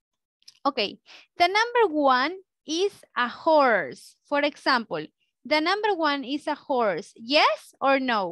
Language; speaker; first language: English; non-native, fluent; Spanish